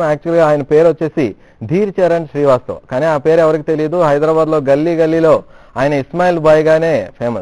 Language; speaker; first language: Telugu; native; Telugu